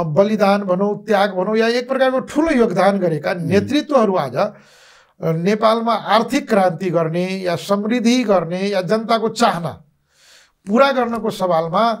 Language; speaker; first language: Nepali; non-native, local second language; Maithili